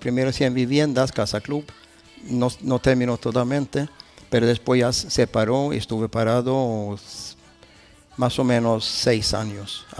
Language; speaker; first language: Spanish; non-native, fluent; Swedish